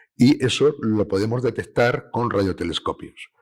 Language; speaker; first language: Spanish; native; Spanish